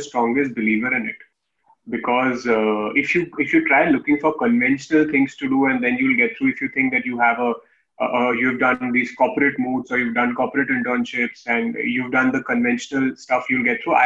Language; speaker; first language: English; non-native, local second language; Hindi